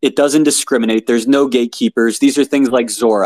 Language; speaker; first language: English; native; English